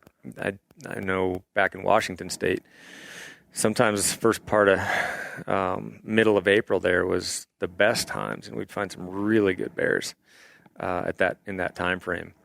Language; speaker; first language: English; native; English